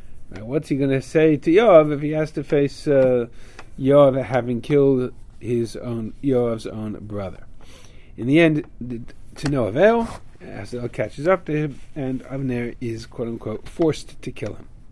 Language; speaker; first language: English; native; English